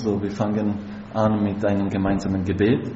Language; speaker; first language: German; non-native, learner; Czech